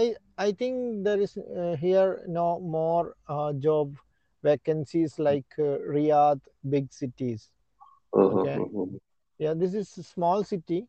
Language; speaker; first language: English; non-native, learner; Malayalam